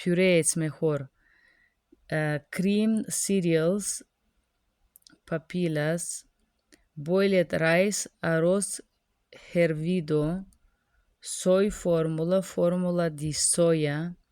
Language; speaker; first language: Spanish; non-native, learner; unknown